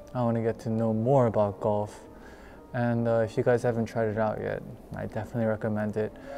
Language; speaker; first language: English; early bilingual, other home language; Korean